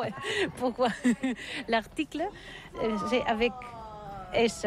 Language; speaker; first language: French; non-native, learner; Catalan